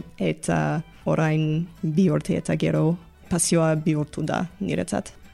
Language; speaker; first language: Basque; non-native, learner; English